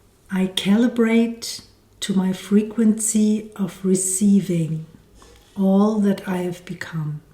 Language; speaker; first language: English; non-native, fluent; German